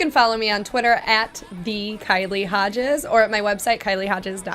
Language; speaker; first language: English; native; English